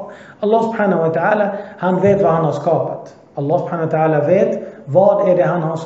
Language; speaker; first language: Swedish; early bilingual, other home language; Arabic